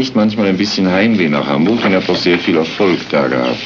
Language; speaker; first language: German; native; German